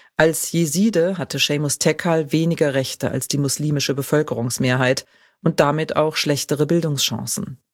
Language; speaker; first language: German; native; German